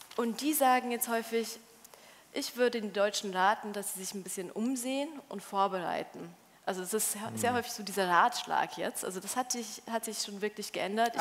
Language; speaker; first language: German; early bilingual, other home language; Polish